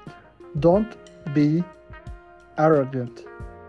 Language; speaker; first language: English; non-native, fluent; Arabic